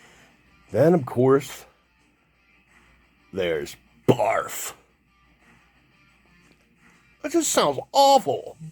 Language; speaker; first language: English; native; English